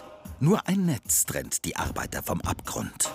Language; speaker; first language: German; native; German